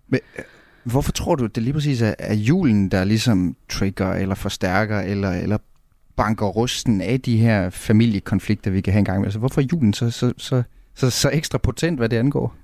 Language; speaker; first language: Danish; native; Danish